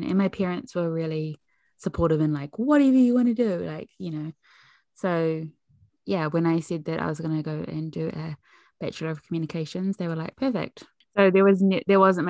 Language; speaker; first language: English; native; English